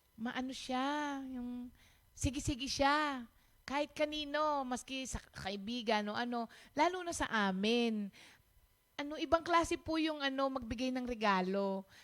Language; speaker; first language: Filipino; non-native, local second language; Pampanga